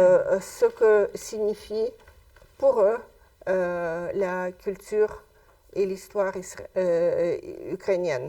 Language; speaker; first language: French; non-native, fluent; Russian